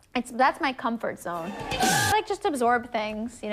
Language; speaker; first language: English; early bilingual, other home language; Portuguese